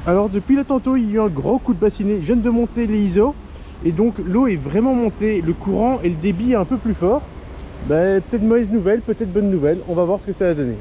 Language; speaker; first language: French; native; French